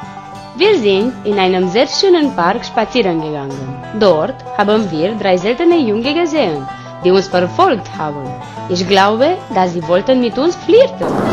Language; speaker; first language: German; non-native, learner; Spanish